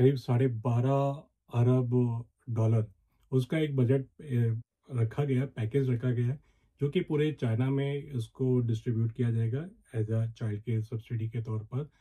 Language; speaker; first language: Hindi; native; Hindi